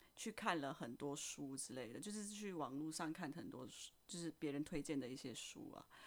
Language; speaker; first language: Chinese; non-native, fluent; Indonesian